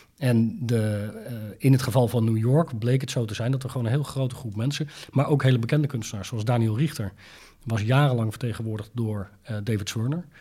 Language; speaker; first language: Dutch; native; Dutch